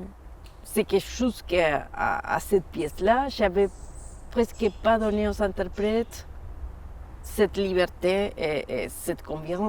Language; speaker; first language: French; non-native, fluent; Spanish